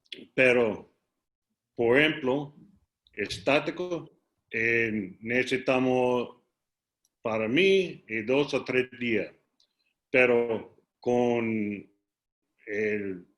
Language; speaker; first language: Spanish; non-native, learner; English